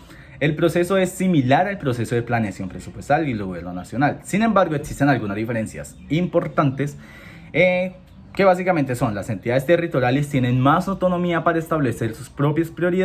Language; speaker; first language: Spanish; native; Spanish